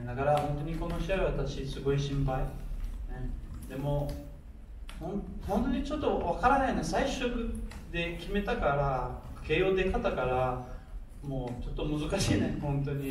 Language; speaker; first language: Japanese; non-native, learner; Portuguese